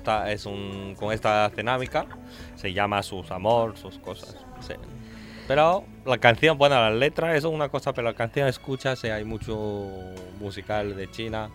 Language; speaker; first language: Spanish; non-native, learner; Chinese